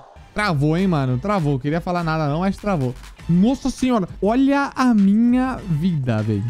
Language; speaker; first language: Portuguese; native; Portuguese